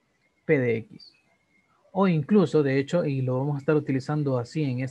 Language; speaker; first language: Spanish; native; Spanish